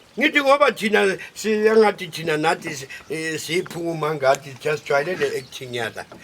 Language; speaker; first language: Zulu; native; Zulu